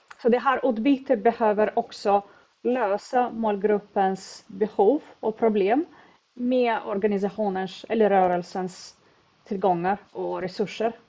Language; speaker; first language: Swedish; non-native, fluent; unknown